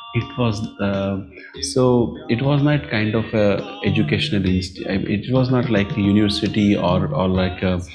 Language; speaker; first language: English; non-native, local second language; Marathi